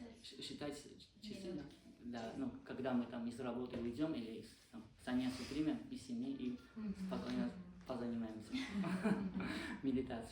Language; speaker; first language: Russian; non-native, fluent; Armenian